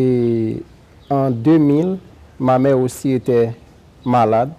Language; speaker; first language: French; non-native, local second language; Haitian Creole